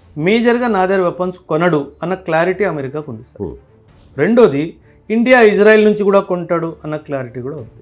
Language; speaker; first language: Telugu; non-native, local second language; Punjabi